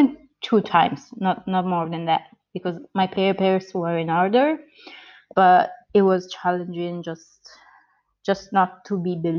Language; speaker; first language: English; non-native, fluent; Italian